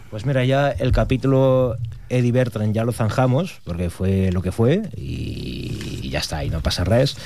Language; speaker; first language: Spanish; non-native, local second language; Catalan